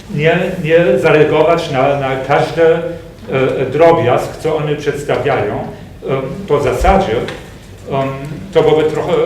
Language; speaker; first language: Polish; non-native, fluent; German